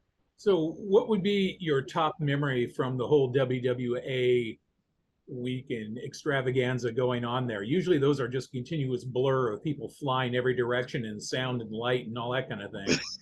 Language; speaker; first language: English; native; English